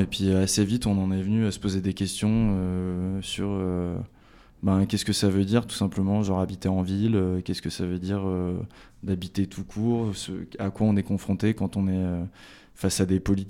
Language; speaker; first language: French; native; French